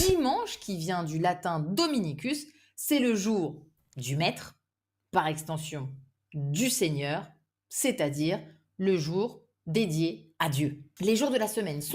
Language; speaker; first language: French; non-native, fluent; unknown